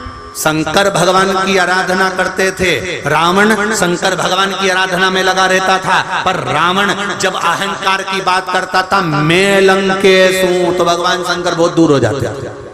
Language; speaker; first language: Hindi; native; Hindi